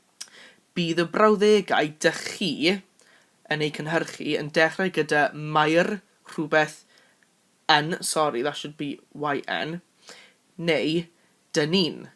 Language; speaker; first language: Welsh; non-native, local second language; English